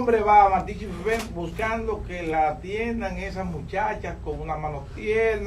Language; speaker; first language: Spanish; native; Spanish